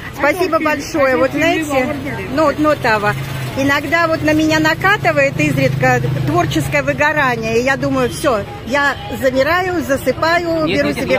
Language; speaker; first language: Russian; native; Russian